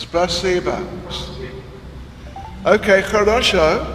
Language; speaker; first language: Russian; non-native, learner; English